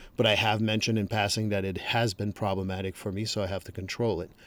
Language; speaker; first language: English; native; English